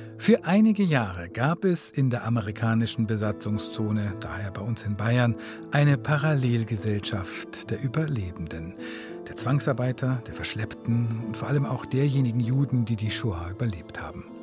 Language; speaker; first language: German; native; German